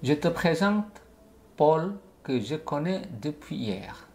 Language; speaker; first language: French; non-native, fluent; Indonesian